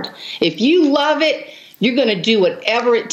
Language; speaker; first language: English; native; English